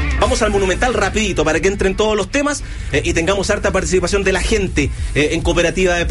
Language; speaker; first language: Spanish; native; Spanish